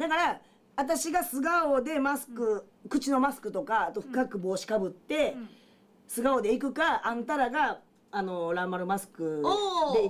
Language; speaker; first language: Japanese; native; Japanese